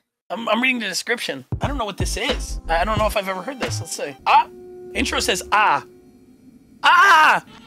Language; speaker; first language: English; native; English